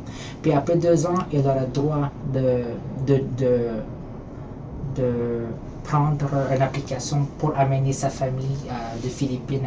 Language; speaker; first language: French; early bilingual, other home language; Filipino